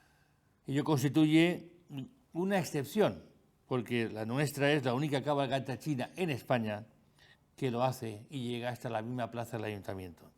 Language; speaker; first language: Spanish; native; Spanish